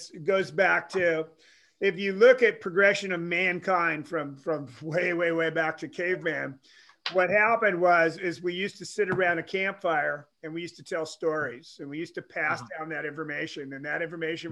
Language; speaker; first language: English; native; English